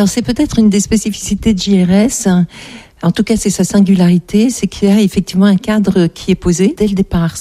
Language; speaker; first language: French; native; French